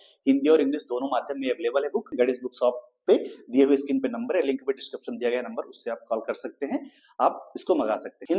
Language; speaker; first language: Hindi; native; Hindi